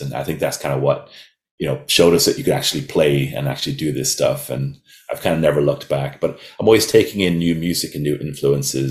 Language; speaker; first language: English; native; English